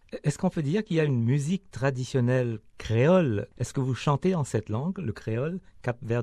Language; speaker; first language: French; native; French